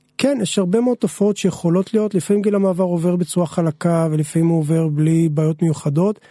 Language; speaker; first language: Hebrew; native; Hebrew